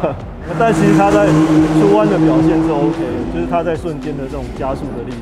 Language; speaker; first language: Chinese; native; Chinese